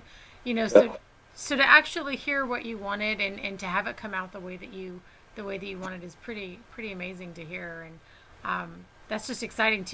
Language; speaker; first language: English; native; English